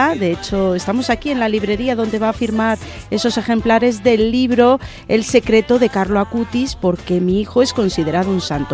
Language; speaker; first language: Spanish; native; Spanish